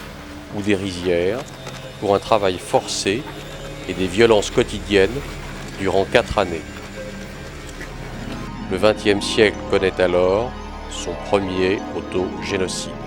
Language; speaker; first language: French; native; French